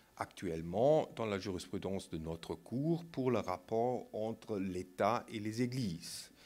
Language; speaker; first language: French; non-native, fluent; German